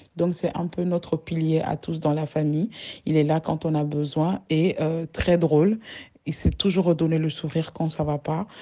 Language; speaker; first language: French; non-native, local second language; Bambara